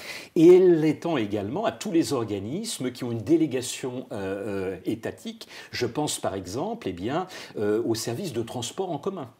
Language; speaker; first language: French; native; French